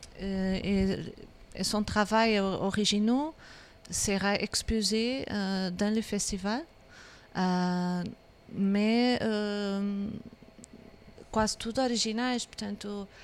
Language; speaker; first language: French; non-native, learner; Portuguese